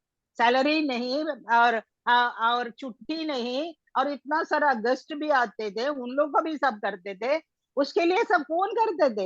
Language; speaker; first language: Hindi; non-native, local second language; Tamil